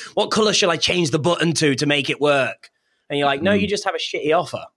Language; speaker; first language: English; native; English